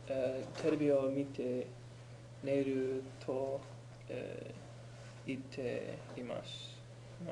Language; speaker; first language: Japanese; non-native, learner; English